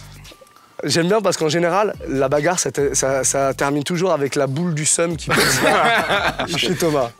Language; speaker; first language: French; native; French